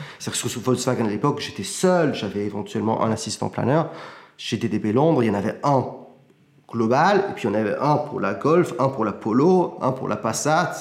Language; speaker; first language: French; early bilingual, heritage; French